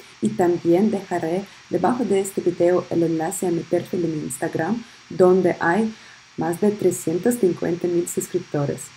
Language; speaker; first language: Spanish; early bilingual, heritage; Spanish